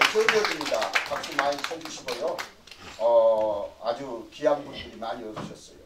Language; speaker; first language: Korean; native; Korean